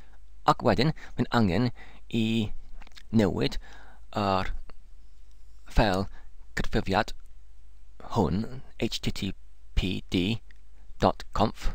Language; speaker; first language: Welsh; non-native, learner; English